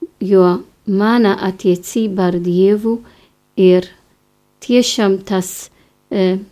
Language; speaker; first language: Latvian; non-native, fluent; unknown